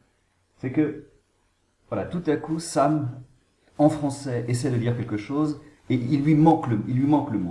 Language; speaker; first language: French; native; French